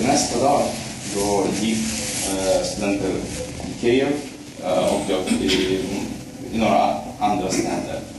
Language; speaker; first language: Swedish; non-native, fluent; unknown